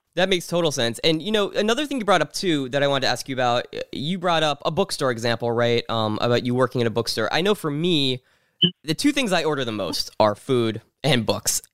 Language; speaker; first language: English; native; English